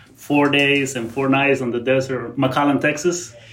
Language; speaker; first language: English; non-native, fluent; Spanish